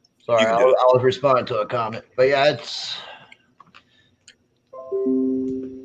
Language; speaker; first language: English; native; English